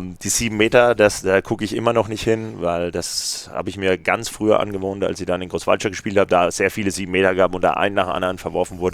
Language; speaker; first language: German; native; German